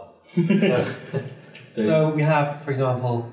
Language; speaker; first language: English; native; English